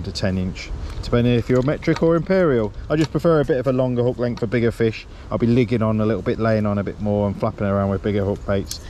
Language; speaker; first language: English; native; English